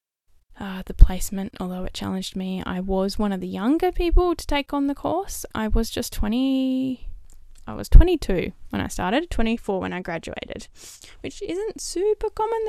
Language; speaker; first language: English; native; English